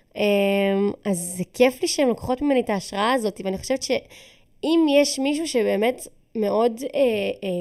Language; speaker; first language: Hebrew; native; Hebrew